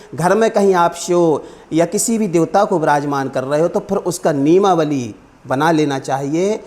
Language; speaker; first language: Hindi; native; Hindi